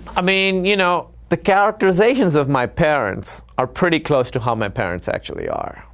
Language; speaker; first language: English; non-native, local second language; Urdu